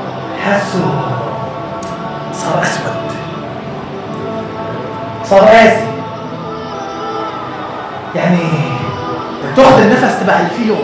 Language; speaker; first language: Arabic; native; Arabic